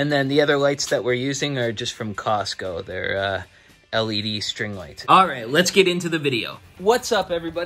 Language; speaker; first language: English; native; English